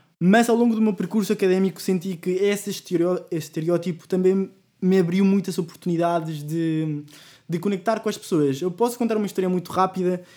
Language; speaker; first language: Portuguese; early bilingual, other home language; Spanish